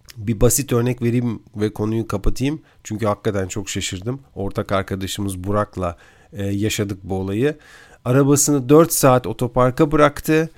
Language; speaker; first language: Turkish; native; Turkish